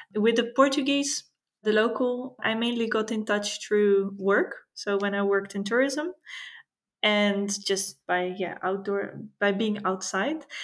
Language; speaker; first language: English; non-native, fluent; Dutch